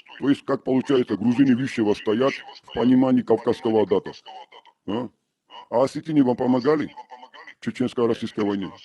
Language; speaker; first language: Russian; non-native, local second language; Georgian